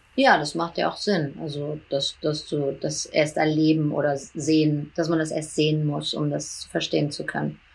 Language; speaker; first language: German; early bilingual, heritage; German